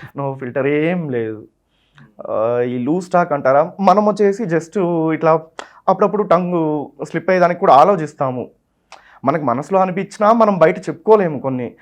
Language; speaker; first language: Telugu; non-native, local second language; Tamil